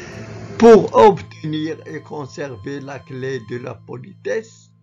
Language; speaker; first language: French; non-native, fluent; Arabic